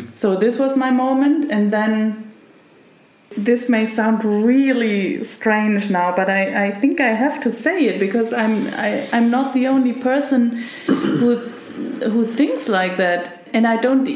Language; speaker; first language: English; non-native, fluent; German